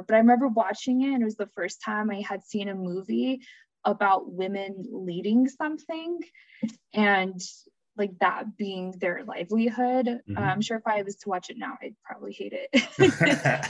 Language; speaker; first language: English; native; English